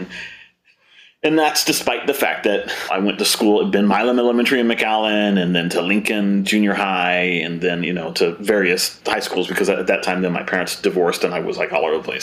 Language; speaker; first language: English; native; English